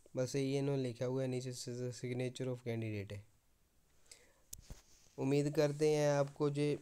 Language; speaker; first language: Hindi; non-native, local second language; Punjabi